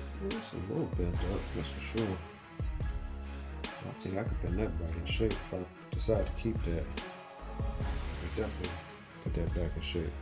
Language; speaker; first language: English; native; English